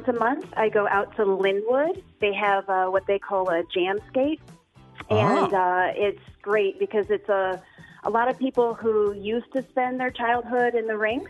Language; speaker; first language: English; native; English